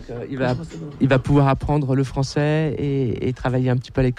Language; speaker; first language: French; native; French